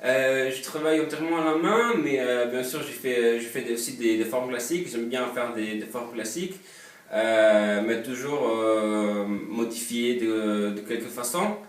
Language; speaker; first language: French; non-native, fluent; Polish